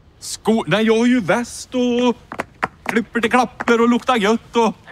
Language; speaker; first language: Swedish; native; Swedish